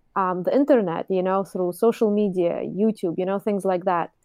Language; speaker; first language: English; non-native, fluent; Russian